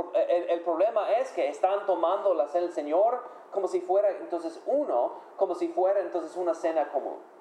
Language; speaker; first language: Spanish; non-native, fluent; English